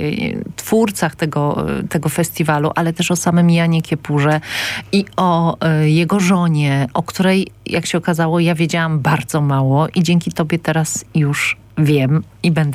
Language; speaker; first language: Polish; native; Polish